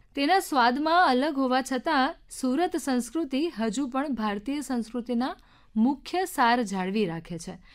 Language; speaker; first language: Gujarati; native; Gujarati